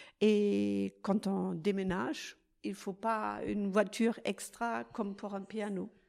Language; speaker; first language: French; non-native, fluent; German